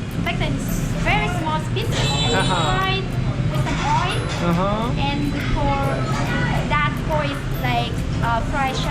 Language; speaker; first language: English; non-native, local second language; Vietnamese